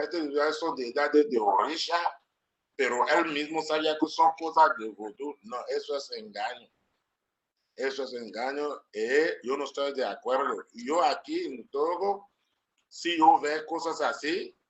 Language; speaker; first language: Spanish; non-native, learner; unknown